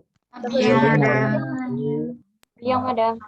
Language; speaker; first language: French; non-native, learner; Indonesian